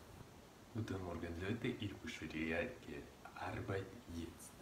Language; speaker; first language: German; non-native, learner; Russian